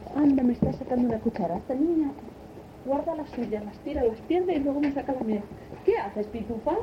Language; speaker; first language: Spanish; native; Spanish